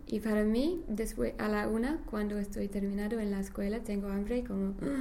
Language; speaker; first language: Spanish; non-native, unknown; English